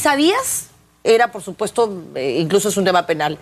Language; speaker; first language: Spanish; native; Spanish